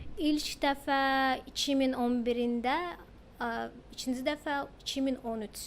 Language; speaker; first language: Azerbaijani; early bilingual, heritage; Azerbaijani